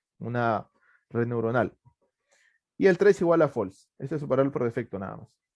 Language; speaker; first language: Spanish; native; Spanish